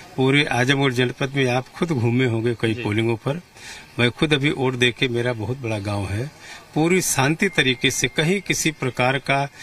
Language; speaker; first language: Hindi; native; Hindi